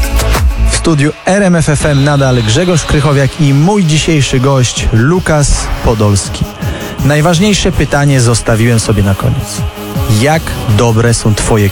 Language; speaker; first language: Polish; native; Polish